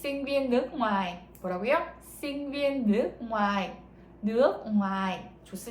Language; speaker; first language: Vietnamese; non-native, fluent; Korean